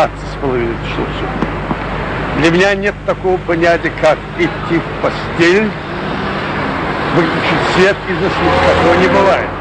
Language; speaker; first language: Russian; non-native, local second language; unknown